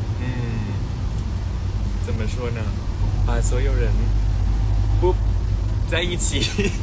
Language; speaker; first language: Chinese; non-native, learner; Thai